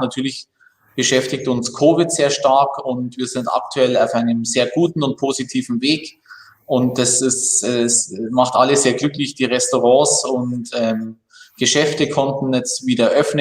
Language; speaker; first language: German; native; German